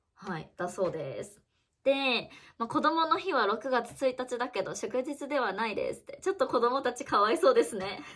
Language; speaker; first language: Japanese; native; Japanese